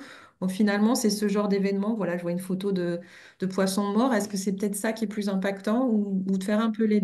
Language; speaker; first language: French; native; French